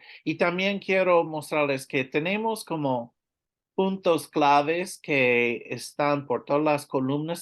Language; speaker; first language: Spanish; non-native, learner; English